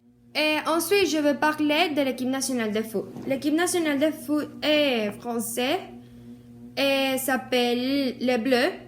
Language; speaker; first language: French; non-native, learner; Spanish